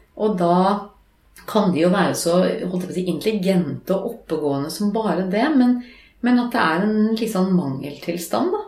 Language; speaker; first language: Norwegian; native; Norwegian